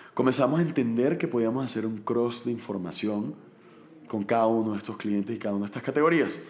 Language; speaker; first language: Spanish; native; Spanish